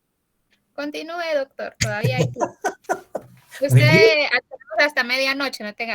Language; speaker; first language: Spanish; native; Spanish